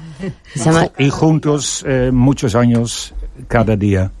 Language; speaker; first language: Spanish; non-native, learner; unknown